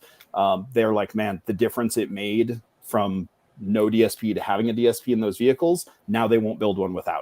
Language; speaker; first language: English; native; English